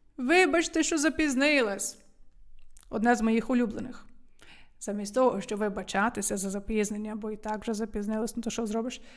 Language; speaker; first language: Ukrainian; native; Ukrainian